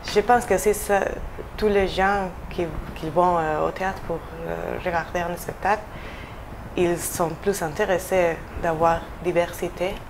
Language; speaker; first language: French; non-native, fluent; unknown